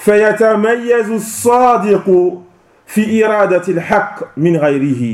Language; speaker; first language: Arabic; non-native, fluent; French